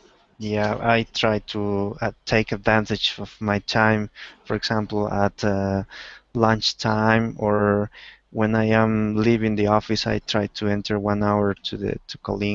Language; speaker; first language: English; non-native, learner; Spanish